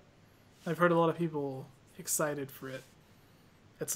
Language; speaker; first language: English; native; English